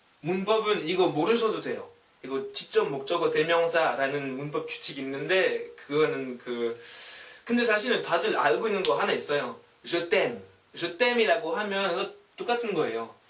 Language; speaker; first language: Korean; non-native, fluent; French